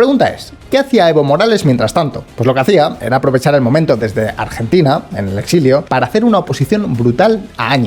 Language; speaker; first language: Spanish; native; Spanish